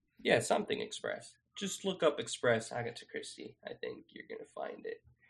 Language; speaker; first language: English; non-native, fluent; Spanish